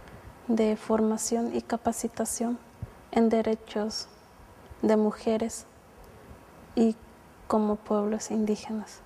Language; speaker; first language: Spanish; non-native, local second language; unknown